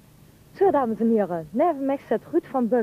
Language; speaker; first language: Dutch; native; Dutch